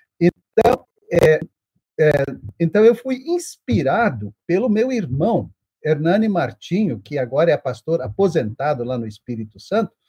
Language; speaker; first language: Portuguese; non-native, local second language; German